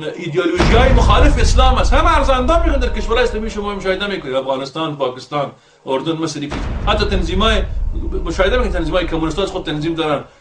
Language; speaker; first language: Persian; native; Persian